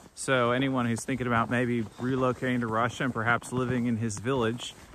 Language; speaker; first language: English; native; English